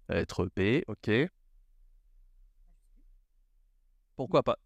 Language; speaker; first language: French; native; French